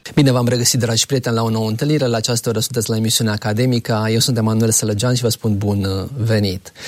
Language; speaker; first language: Romanian; native; Romanian